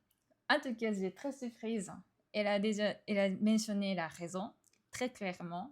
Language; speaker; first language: French; non-native, fluent; Japanese